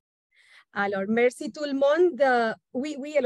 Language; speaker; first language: French; non-native, fluent; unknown